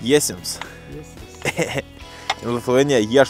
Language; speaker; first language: English; non-native, learner; Lithuanian